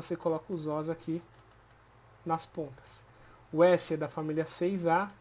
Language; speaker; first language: Portuguese; native; Portuguese